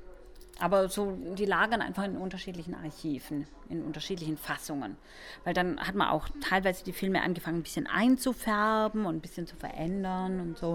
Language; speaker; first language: German; native; German